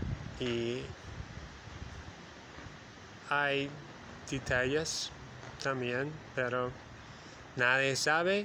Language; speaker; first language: Spanish; non-native, fluent; English